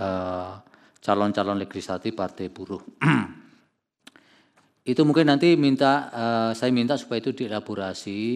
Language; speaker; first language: Indonesian; native; Indonesian